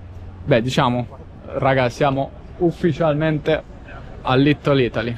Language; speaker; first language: Italian; native; Italian